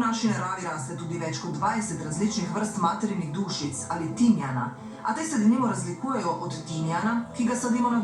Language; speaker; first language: Slovenian; native; Slovenian